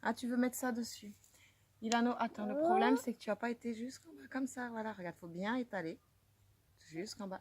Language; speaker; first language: French; native; French